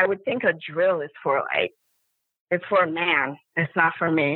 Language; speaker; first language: English; non-native, local second language; Yoruba